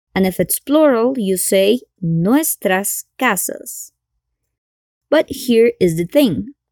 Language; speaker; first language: English; non-native, fluent; Spanish